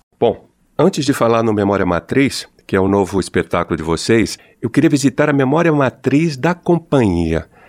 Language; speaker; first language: Portuguese; native; Portuguese